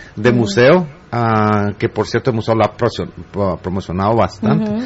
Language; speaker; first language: Spanish; native; Spanish